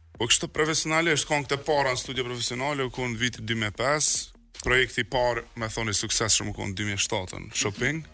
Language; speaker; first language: Albanian; native; Albanian